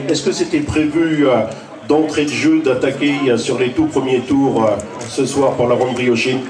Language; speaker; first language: French; native; French